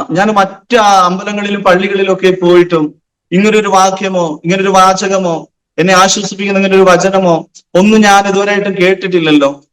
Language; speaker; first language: Malayalam; non-native, local second language; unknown